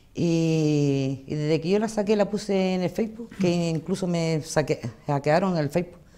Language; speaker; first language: Spanish; native; Spanish